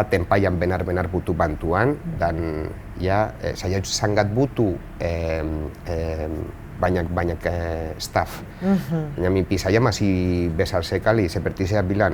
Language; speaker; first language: Indonesian; non-native, fluent; Spanish